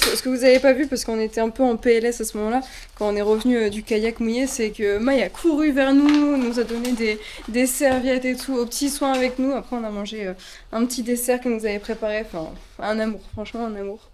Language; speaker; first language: French; native; French